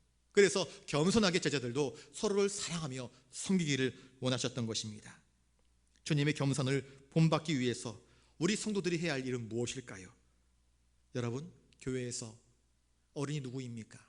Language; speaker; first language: Korean; native; Korean